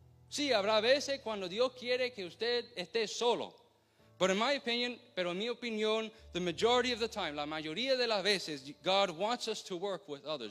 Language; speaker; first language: Spanish; non-native, fluent; English